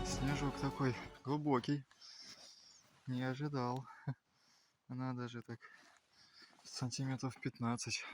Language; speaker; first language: Russian; native; Russian